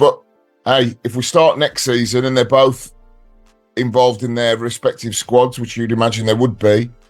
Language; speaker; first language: English; native; English